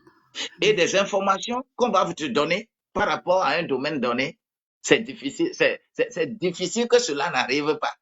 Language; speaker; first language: French; non-native, local second language; Ewe